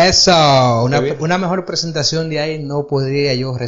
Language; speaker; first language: Spanish; native; Spanish